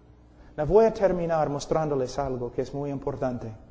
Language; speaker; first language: Spanish; non-native, fluent; English